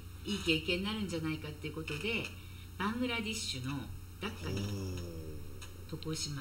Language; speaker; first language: Japanese; native; Japanese